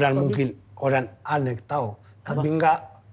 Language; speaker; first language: Indonesian; non-native, fluent; Spanish